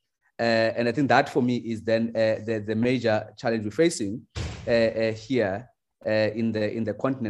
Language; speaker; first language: English; non-native, local second language; Xhosa